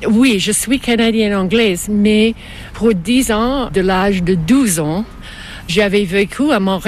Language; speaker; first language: French; non-native, fluent; English